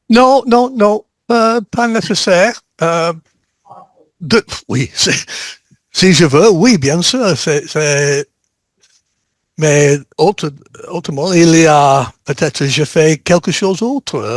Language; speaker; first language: French; non-native, learner; English